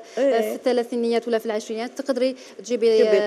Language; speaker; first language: Arabic; native; Arabic